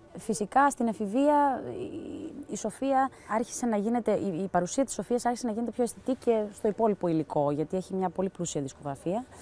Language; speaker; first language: Greek; early bilingual, heritage; Greek